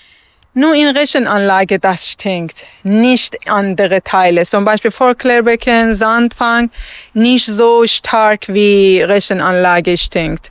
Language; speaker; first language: German; non-native, learner; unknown